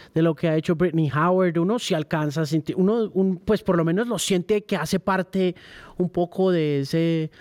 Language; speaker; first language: Spanish; native; Spanish